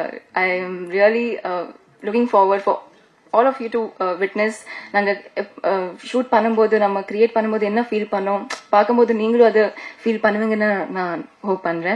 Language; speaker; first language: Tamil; non-native, fluent; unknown